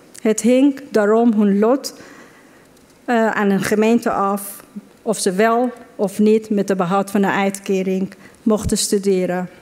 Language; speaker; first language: Dutch; non-native, fluent; Persian